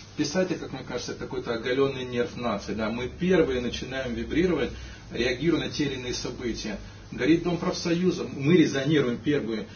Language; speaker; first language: Russian; native; Russian